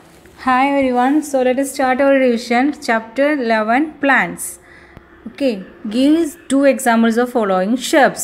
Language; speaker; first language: English; non-native, local second language; Malayalam